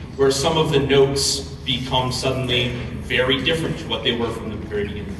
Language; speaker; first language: English; native; English